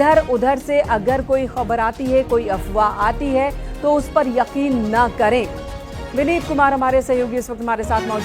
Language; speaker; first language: Hindi; native; Hindi